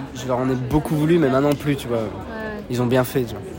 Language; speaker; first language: French; native; French